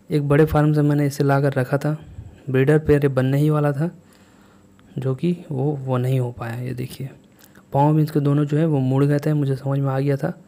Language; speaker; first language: Hindi; native; Hindi